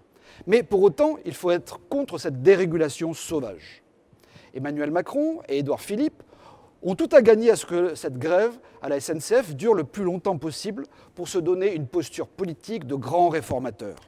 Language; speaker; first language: French; native; French